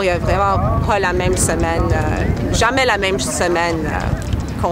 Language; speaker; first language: French; non-native, local second language; English